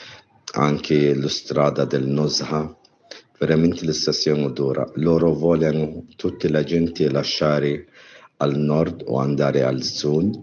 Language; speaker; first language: Italian; non-native, learner; Arabic